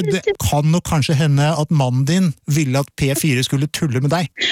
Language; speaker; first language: Norwegian; native; Norwegian